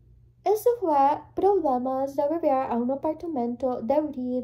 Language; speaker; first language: Spanish; early bilingual, heritage; English